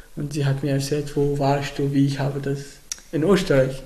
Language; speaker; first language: German; non-native, learner; Arabic